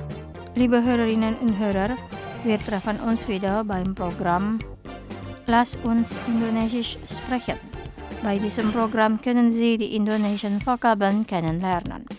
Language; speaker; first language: German; non-native, fluent; Indonesian